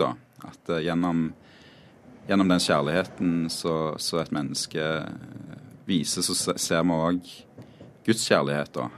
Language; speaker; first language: Norwegian; native; Norwegian